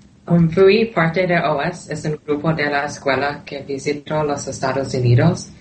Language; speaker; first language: Spanish; non-native, learner; Thai